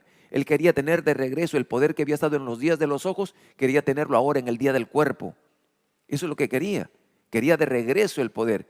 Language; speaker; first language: Spanish; native; Spanish